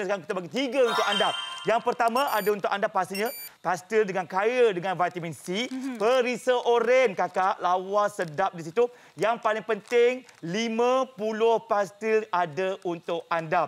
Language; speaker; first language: Malay; native; Malay